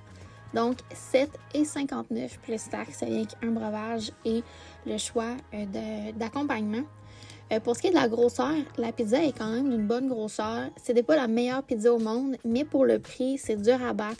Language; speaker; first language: French; native; French